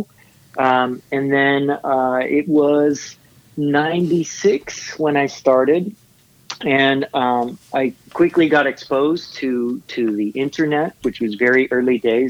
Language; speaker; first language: English; native; English